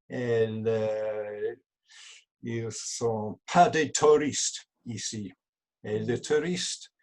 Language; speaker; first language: French; non-native, learner; English